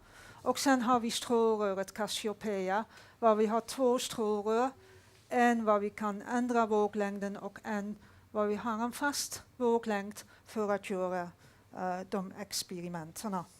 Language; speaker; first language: Swedish; non-native, fluent; Dutch